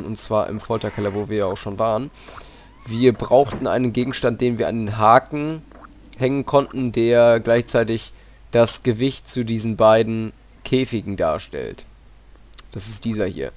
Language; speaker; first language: German; native; German